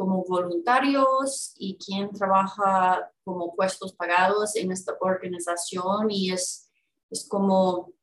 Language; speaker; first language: Spanish; non-native, fluent; English